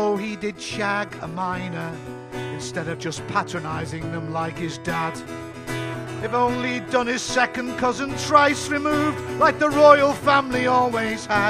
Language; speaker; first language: English; native; English